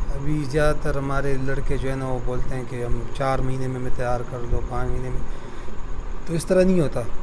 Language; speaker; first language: Urdu; non-native, local second language; Pashto